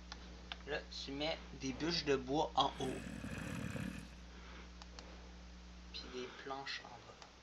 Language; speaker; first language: French; native; French